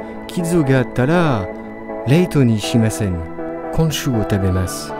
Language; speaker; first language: Japanese; non-native, learner; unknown